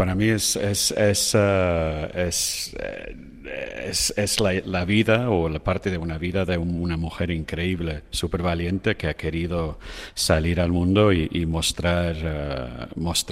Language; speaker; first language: Spanish; non-native, fluent; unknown